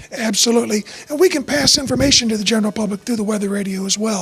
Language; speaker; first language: English; native; English